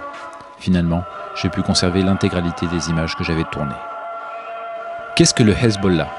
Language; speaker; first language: French; native; French